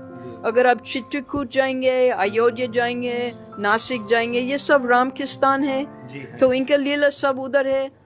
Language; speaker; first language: Hindi; non-native, fluent; English